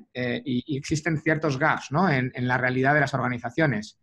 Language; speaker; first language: Spanish; native; Spanish